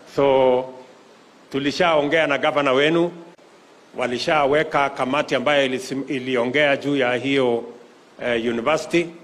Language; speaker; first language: Swahili; non-native, local second language; Kalenjin